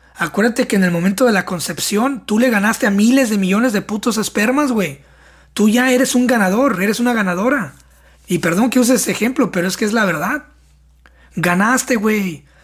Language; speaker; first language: Spanish; native; Spanish